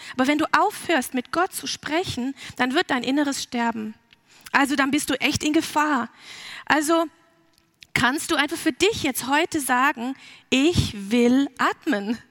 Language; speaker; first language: German; early bilingual, heritage; German